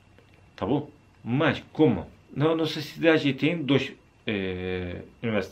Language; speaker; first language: Portuguese; non-native, learner; Turkish